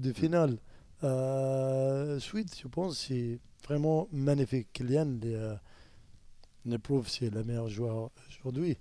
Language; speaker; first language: French; non-native, learner; Arabic